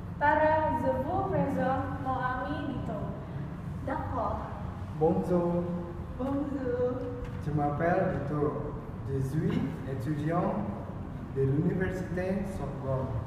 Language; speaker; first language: French; non-native, learner; Indonesian